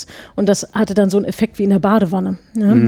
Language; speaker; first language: German; native; German